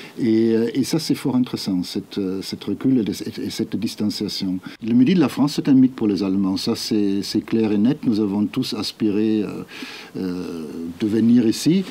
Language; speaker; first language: French; non-native, fluent; German